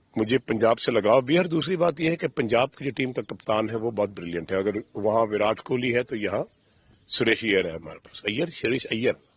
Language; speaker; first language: Hindi; non-native, local second language; Punjabi